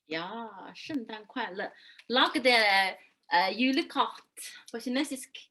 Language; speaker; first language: Norwegian; non-native, fluent; Chinese